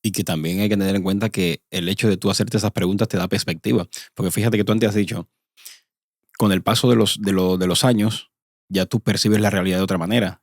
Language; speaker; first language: Spanish; native; Spanish